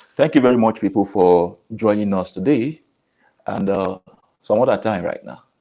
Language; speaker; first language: English; non-native, local second language; Yoruba